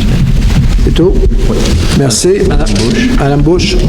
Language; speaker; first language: French; native; French